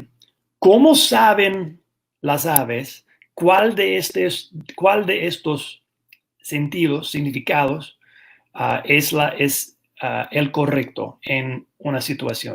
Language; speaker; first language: Spanish; non-native, fluent; English